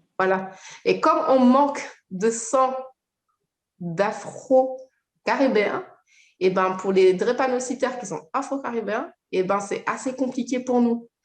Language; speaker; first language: French; native; French